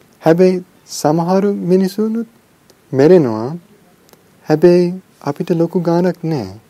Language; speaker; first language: Sinhala; non-native, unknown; English